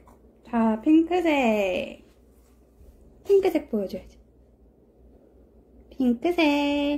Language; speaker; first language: Korean; native; Korean